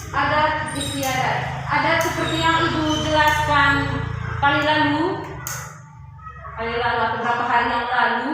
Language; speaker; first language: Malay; non-native, local second language; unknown